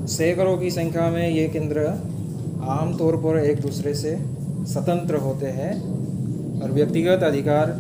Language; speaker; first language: Hindi; non-native, local second language; Assamese